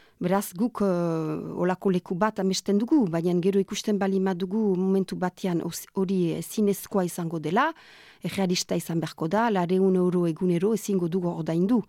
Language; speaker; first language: Basque; native; Basque